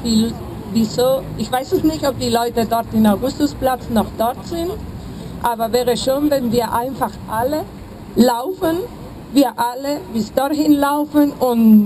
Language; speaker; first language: German; non-native, fluent; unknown